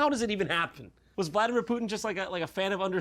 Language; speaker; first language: English; native; English